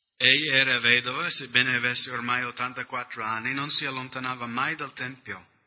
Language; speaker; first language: Italian; non-native, fluent; English